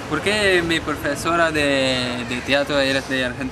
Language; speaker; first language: Spanish; non-native, learner; Punjabi